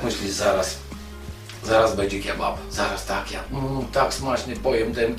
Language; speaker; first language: Polish; non-native, fluent; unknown